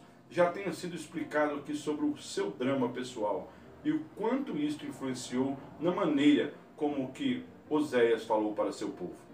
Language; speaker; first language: Portuguese; native; Portuguese